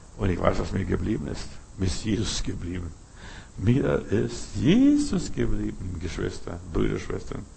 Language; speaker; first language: German; early bilingual, other home language; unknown